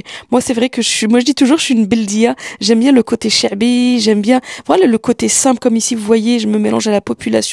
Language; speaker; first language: French; early bilingual, other home language; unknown